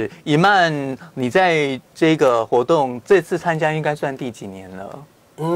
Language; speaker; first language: Chinese; native; Chinese